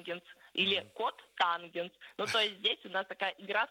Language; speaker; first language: Russian; native; Russian